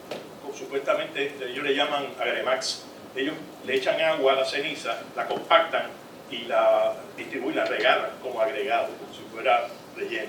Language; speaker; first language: Spanish; native; Spanish